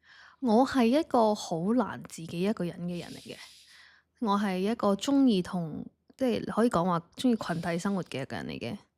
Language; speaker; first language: Cantonese; native; Cantonese